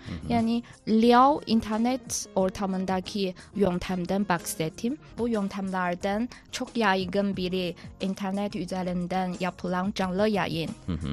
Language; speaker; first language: Turkish; non-native, fluent; Chinese